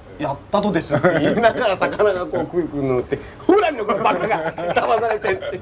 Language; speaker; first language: Japanese; native; Japanese